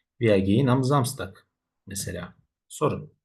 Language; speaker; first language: German; non-native, fluent; Turkish